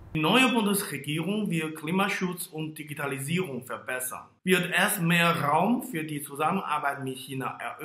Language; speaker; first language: German; non-native, fluent; Chinese